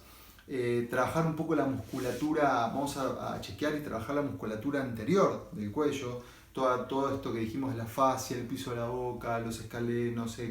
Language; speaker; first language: Spanish; native; Spanish